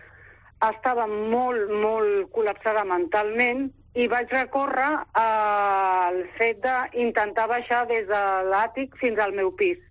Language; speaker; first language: Catalan; non-native, local second language; Spanish